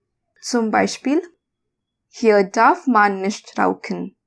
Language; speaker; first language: German; non-native, fluent; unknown